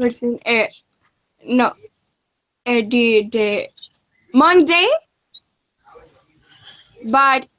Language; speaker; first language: English; non-native, learner; Spanish